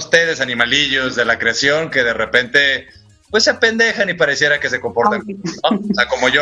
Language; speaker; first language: Spanish; native; Spanish